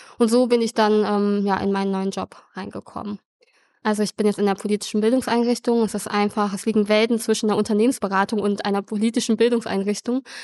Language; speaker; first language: German; early bilingual, other home language; Vietnamese